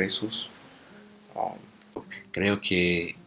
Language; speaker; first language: Spanish; non-native, learner; English